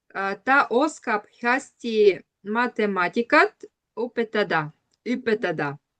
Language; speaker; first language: Estonian; non-native, learner; Russian